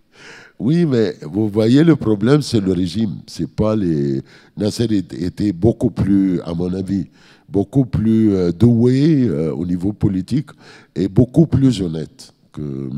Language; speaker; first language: French; non-native, fluent; Arabic